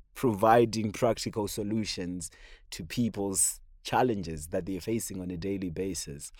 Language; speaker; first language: English; non-native, local second language; Shona